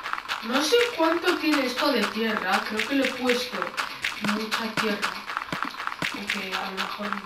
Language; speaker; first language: Spanish; native; Spanish